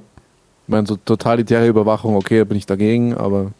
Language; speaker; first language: German; native; German